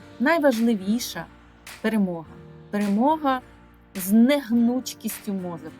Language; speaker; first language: Ukrainian; non-native, local second language; Russian